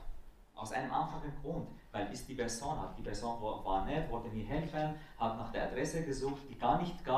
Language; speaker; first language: German; non-native, fluent; Arabic